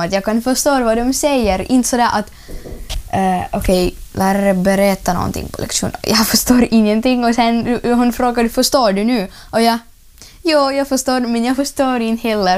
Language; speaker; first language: Swedish; non-native, learner; Ukrainian